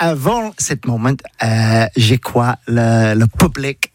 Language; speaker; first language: French; non-native, learner; English